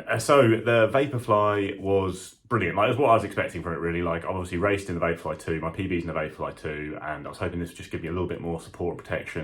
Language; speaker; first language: English; native; English